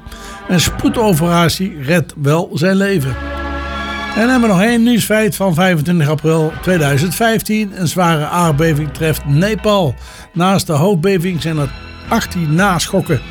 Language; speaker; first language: Dutch; native; Dutch